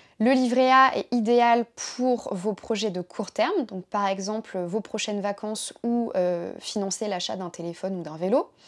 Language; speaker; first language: French; native; French